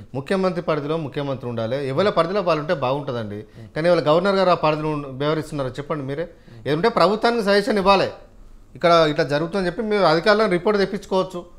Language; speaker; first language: Telugu; native; Telugu